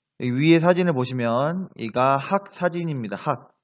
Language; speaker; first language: Korean; native; Korean